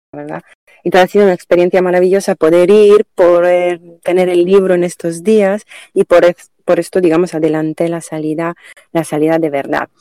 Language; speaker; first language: Spanish; non-native, fluent; Italian